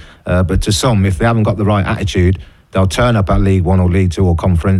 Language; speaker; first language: English; native; English